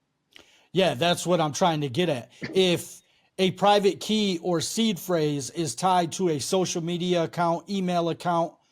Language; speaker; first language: English; native; English